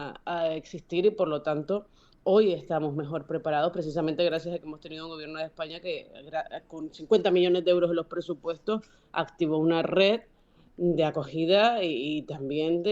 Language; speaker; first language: Spanish; native; Spanish